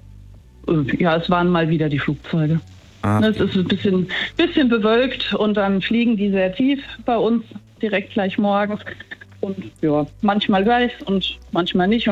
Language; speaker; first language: German; native; German